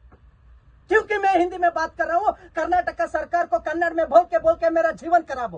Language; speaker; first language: Hindi; non-native, local second language; Kannada